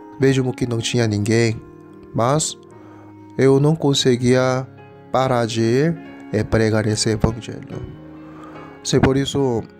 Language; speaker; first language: Portuguese; non-native, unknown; Korean